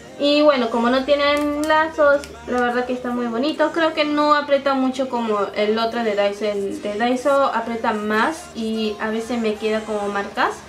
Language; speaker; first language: Spanish; early bilingual, heritage; Japanese